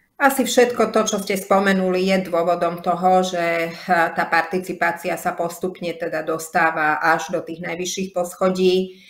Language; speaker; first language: Slovak; native; Slovak